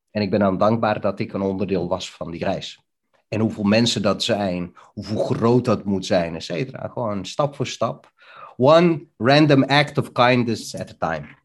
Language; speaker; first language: Dutch; early bilingual, other home language; Bosnian